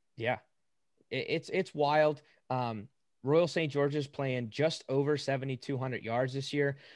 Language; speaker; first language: English; native; English